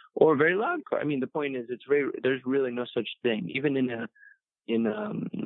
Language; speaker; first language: English; early bilingual, other home language; Spanish